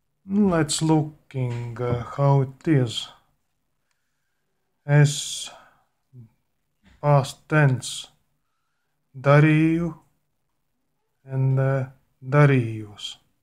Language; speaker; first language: English; non-native, learner; Latvian